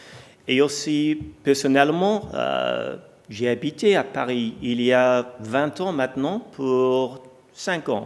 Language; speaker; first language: French; non-native, learner; English